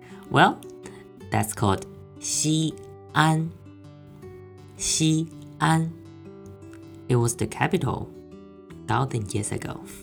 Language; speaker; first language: English; non-native, fluent; Chinese